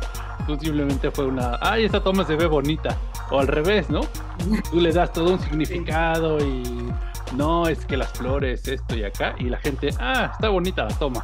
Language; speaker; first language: Spanish; native; Spanish